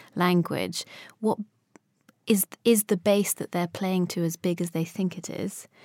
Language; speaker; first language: English; early bilingual, other home language; Polish